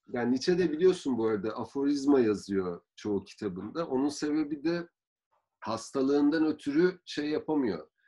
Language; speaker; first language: Turkish; native; Turkish